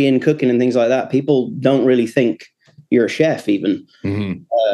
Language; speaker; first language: English; native; English